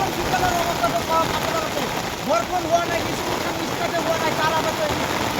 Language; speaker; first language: Assamese; native; Assamese